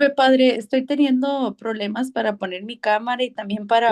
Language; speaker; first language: Spanish; native; Spanish